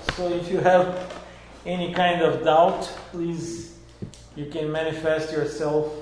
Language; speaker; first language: English; non-native, fluent; Portuguese